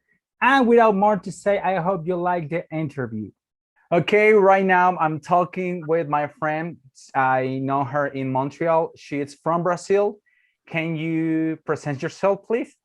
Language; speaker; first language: English; non-native, learner; Spanish